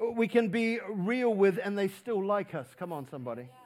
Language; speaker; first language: English; native; English